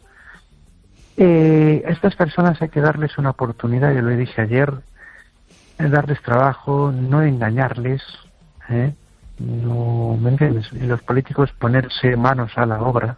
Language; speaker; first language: Spanish; native; Spanish